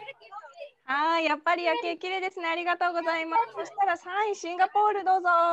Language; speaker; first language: Japanese; native; Japanese